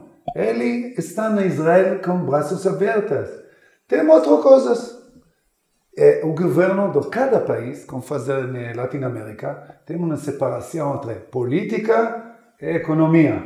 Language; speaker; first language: Portuguese; non-native, learner; Hebrew